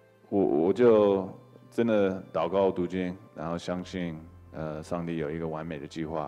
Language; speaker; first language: Chinese; early bilingual, heritage; English